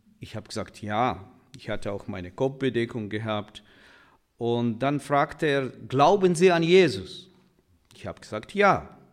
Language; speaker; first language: German; non-native, fluent; Russian